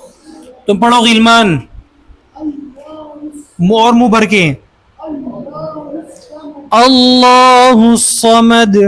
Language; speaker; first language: Hindi; native; Hindi